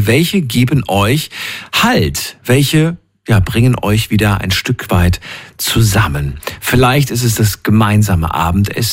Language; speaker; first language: German; native; German